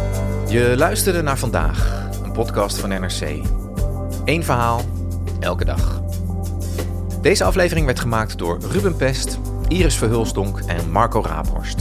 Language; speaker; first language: Dutch; native; Dutch